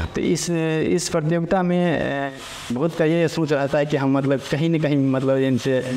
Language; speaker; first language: Hindi; native; Hindi